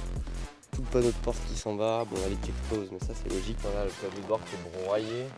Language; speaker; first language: French; native; French